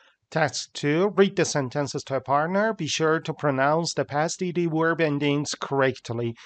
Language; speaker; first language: English; non-native, fluent; Persian